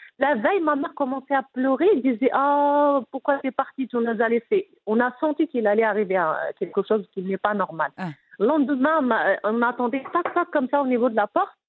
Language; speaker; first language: French; non-native, local second language; Arabic